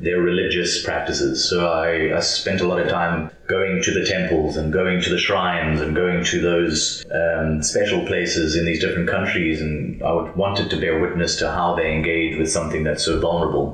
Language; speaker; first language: English; native; English